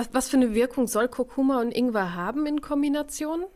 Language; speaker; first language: German; native; German